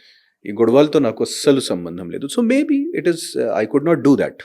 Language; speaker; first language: Telugu; non-native, fluent; Hindi